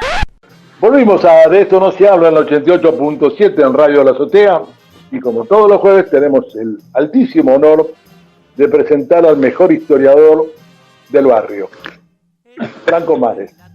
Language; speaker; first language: Spanish; native; Spanish